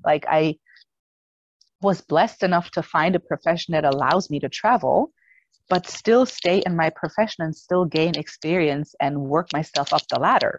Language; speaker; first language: English; non-native, fluent; German